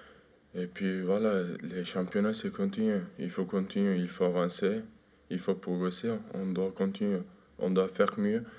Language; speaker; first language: French; non-native, fluent; Turkish